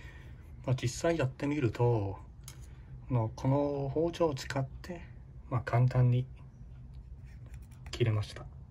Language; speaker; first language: Japanese; non-native, fluent; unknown